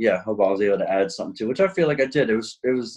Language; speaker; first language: English; native; English